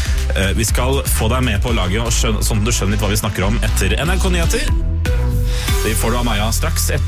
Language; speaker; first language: Norwegian; native; Norwegian